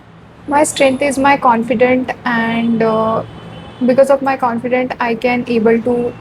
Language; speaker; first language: English; non-native, learner; Marathi